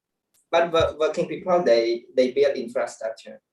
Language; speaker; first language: English; non-native, learner; Khmer